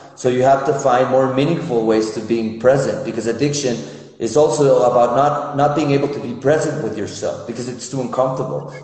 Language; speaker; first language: English; non-native, fluent; Spanish